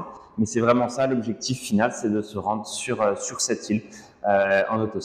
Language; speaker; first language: French; native; French